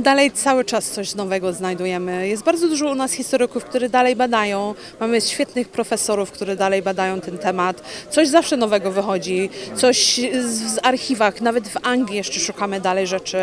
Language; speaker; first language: Polish; early bilingual, heritage; English